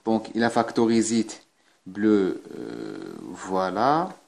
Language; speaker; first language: French; non-native, local second language; Arabic